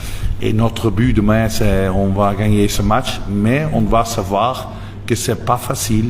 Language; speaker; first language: French; non-native, local second language; Dutch